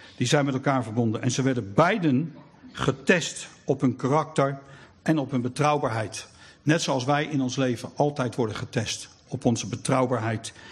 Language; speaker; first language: Dutch; native; Dutch